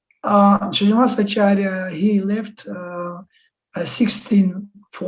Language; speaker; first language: Russian; native; Russian